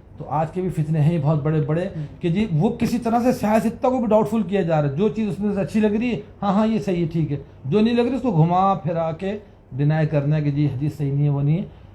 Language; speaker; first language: Urdu; native; Urdu